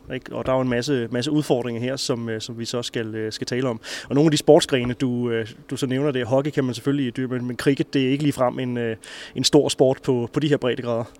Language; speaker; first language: Danish; native; Danish